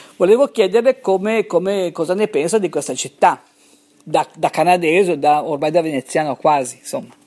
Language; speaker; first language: Italian; native; Italian